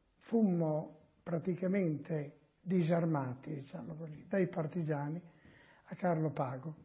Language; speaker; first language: Italian; native; Italian